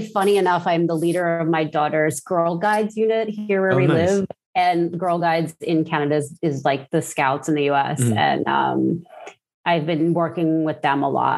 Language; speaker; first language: English; native; English